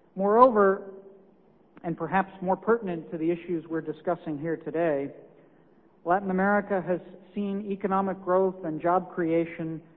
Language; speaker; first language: English; native; English